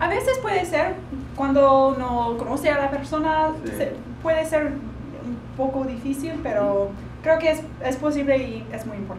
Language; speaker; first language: Spanish; non-native, learner; English